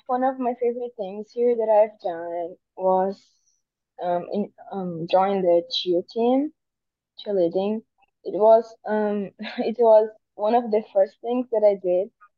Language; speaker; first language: English; non-native, fluent; Portuguese